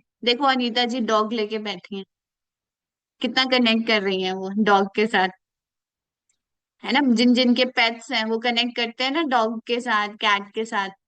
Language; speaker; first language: Hindi; native; Hindi